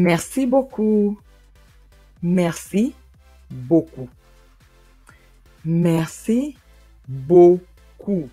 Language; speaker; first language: French; non-native, fluent; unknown